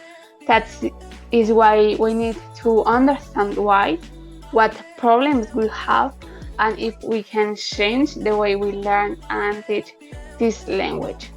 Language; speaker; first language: English; non-native, learner; Spanish